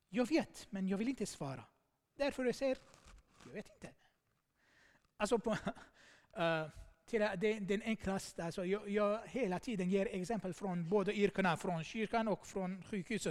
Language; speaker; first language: Swedish; non-native, fluent; Armenian